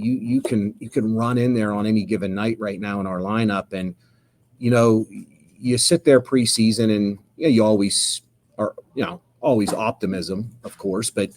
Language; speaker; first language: English; native; English